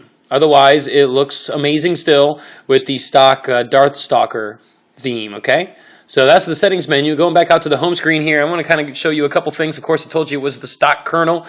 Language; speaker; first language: English; native; English